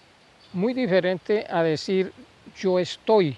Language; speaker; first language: Spanish; native; Spanish